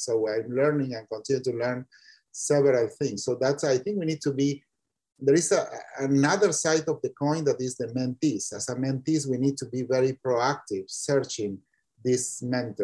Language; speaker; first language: English; non-native, fluent; Spanish